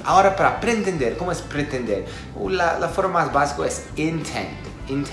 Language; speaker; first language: Spanish; non-native, fluent; Portuguese